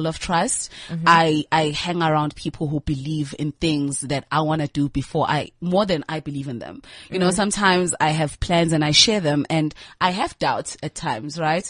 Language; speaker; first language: English; non-native, local second language; Zulu